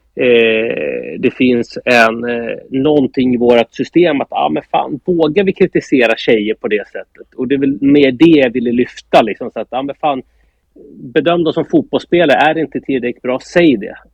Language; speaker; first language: Swedish; native; Swedish